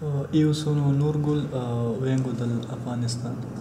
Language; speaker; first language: Italian; non-native, learner; Pashto